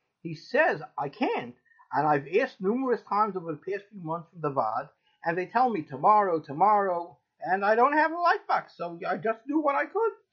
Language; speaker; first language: English; native; English